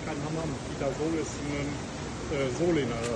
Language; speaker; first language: German; native; German